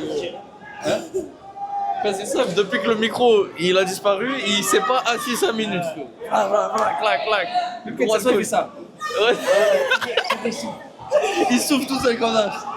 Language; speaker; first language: French; native; French